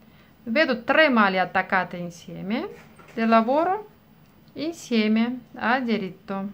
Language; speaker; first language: Italian; non-native, fluent; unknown